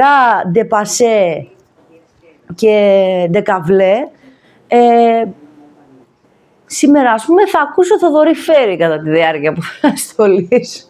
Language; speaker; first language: Greek; native; Greek